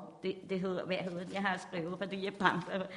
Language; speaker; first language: Danish; non-native, learner; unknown